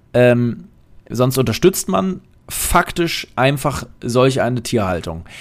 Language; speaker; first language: German; non-native, fluent; Polish